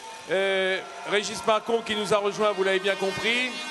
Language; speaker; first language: French; native; French